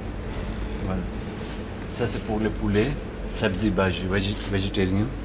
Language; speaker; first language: French; non-native, learner; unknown